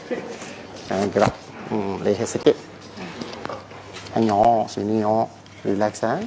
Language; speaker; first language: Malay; non-native, local second language; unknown